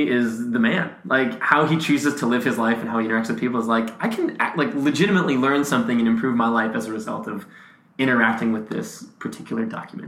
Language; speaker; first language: English; native; English